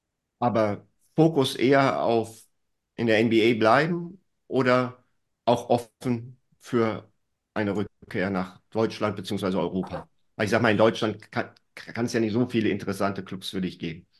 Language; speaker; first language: German; native; German